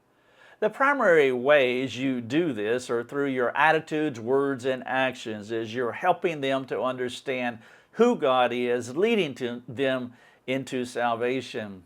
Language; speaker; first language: English; native; English